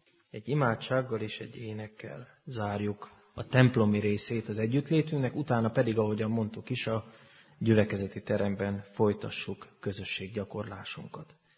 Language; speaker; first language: Hungarian; native; Hungarian